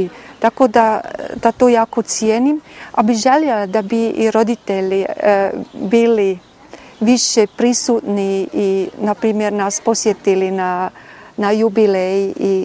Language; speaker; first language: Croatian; non-native, fluent; German